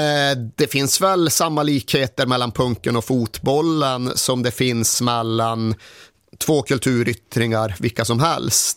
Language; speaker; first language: Swedish; native; Swedish